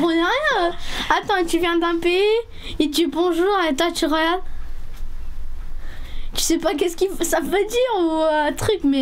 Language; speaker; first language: French; early bilingual, other home language; Romanian